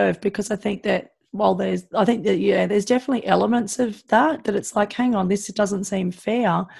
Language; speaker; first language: English; native; English